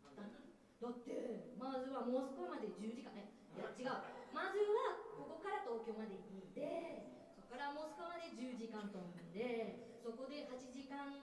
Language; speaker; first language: Japanese; non-native, fluent; Russian